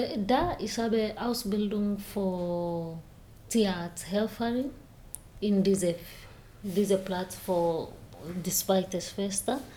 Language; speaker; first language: German; non-native, learner; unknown